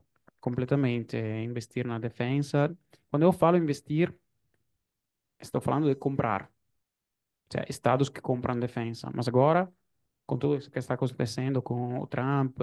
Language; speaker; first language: Portuguese; non-native, fluent; Italian